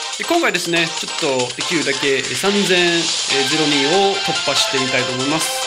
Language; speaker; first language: Japanese; non-native, fluent; Chinese